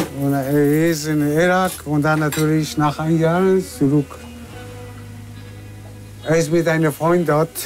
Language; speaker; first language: German; non-native, learner; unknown